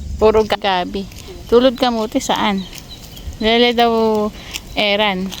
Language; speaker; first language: Filipino; non-native, local second language; Pampanga